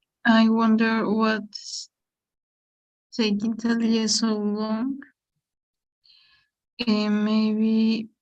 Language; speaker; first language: English; non-native, learner; Spanish